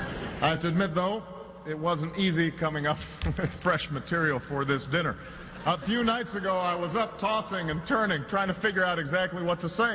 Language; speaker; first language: English; native; English